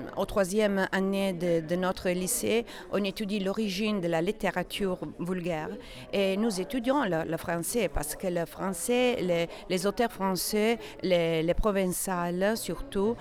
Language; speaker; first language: French; non-native, learner; Italian